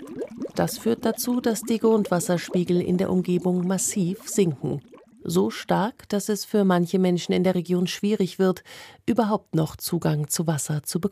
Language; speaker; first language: German; native; German